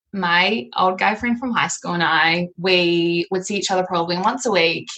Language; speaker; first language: English; native; English